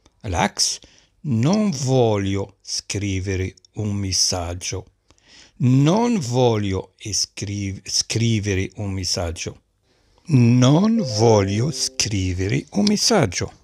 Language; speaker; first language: Italian; non-native, learner; Arabic